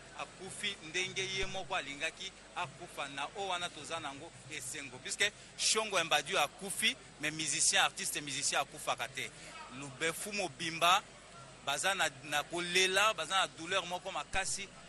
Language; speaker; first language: Lingala; non-native, local second language; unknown